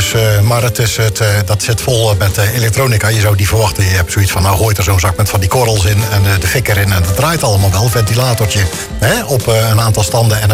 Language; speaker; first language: Dutch; native; Dutch